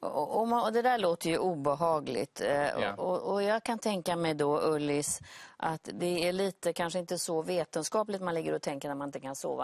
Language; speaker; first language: Swedish; native; Swedish